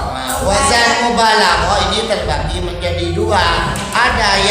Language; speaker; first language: Indonesian; native; Indonesian